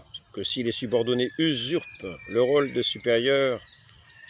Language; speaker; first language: French; native; French